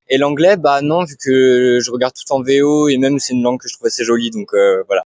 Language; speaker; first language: French; native; French